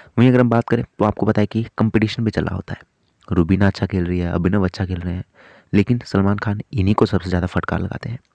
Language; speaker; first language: Hindi; native; Hindi